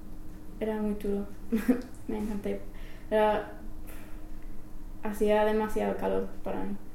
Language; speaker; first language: Spanish; non-native, learner; English